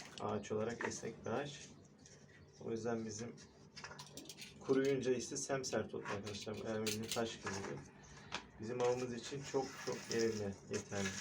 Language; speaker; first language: Turkish; native; Turkish